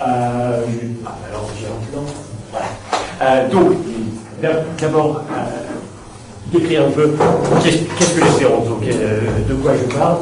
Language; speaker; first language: French; non-native, fluent; English